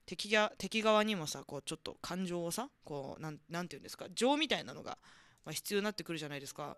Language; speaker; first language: Japanese; native; Japanese